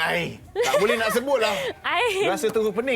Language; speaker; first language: Malay; native; Malay